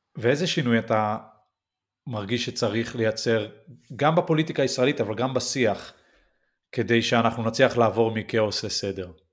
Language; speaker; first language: Hebrew; native; Hebrew